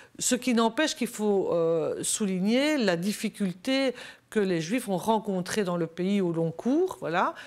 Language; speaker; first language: French; native; French